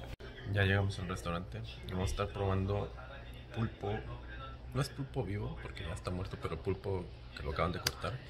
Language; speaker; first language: Spanish; native; Spanish